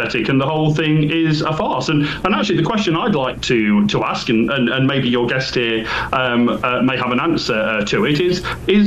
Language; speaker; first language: English; native; English